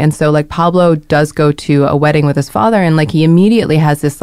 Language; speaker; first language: English; non-native, local second language; Korean